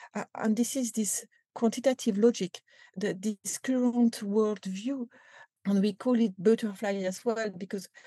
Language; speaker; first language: English; non-native, fluent; French